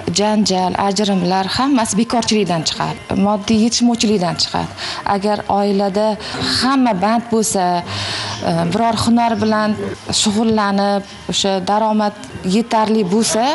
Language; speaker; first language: Uzbek; native; Uzbek